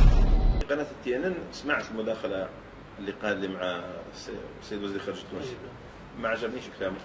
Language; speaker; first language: Arabic; native; Arabic